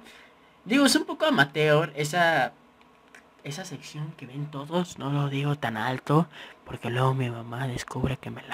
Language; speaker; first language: Spanish; native; Spanish